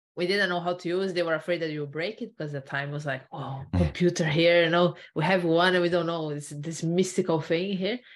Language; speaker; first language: English; non-native, fluent; Portuguese